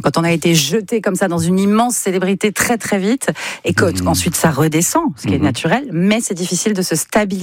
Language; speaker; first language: French; native; French